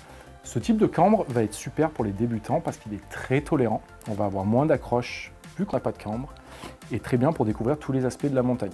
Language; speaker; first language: French; native; French